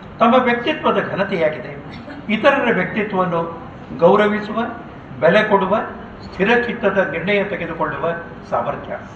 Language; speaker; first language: Kannada; native; Kannada